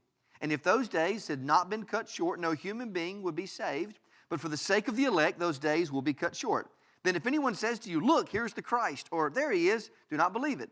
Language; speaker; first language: English; native; English